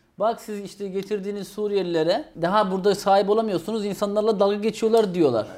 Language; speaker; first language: Turkish; native; Turkish